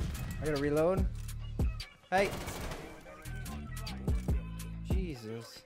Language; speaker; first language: English; native; English